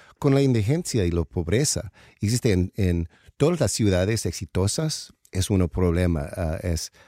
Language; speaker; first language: Spanish; non-native, learner; English